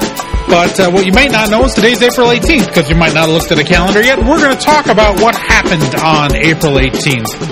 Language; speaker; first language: English; native; English